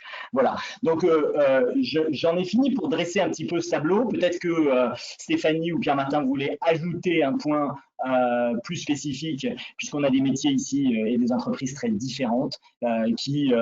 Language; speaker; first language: French; native; French